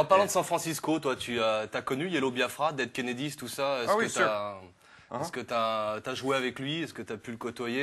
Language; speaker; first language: French; native; French